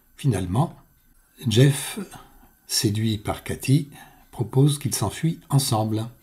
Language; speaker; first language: French; native; French